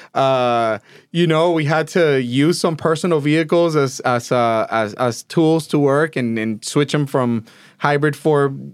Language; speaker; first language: English; early bilingual, other home language; Spanish